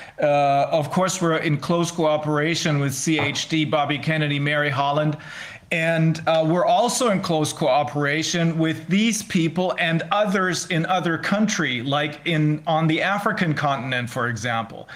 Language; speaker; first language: English; non-native, fluent; German